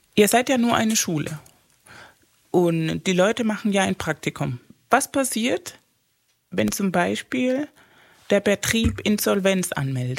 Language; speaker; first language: German; non-native, fluent; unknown